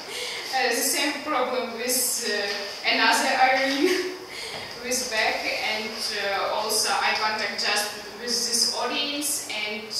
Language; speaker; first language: English; non-native, learner; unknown